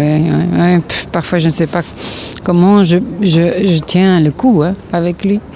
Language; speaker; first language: French; non-native, local second language; Dutch